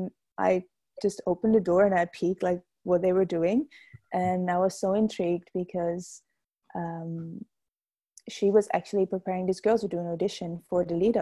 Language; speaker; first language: English; non-native, fluent; Dutch